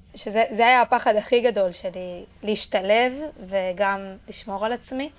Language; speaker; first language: Hebrew; native; Hebrew